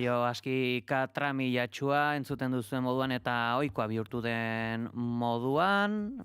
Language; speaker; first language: Basque; native; Basque